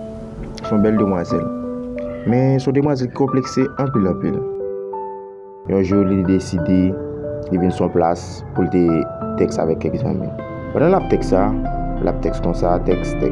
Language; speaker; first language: French; non-native, learner; Haitian Creole